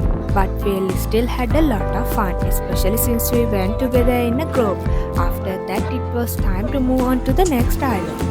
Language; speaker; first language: English; non-native, fluent; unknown